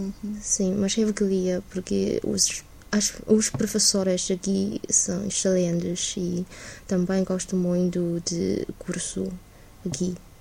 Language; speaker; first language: Portuguese; non-native, learner; Chinese